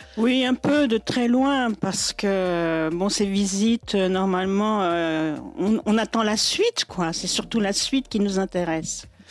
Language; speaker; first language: French; non-native, fluent; Portuguese